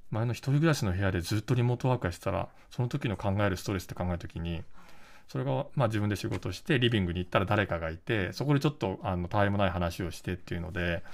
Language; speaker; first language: Japanese; native; Japanese